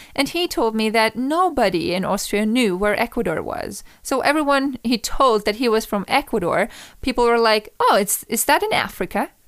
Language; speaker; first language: English; non-native, fluent; German